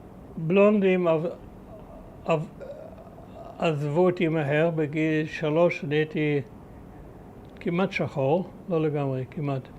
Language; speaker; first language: Hebrew; early bilingual, other home language; German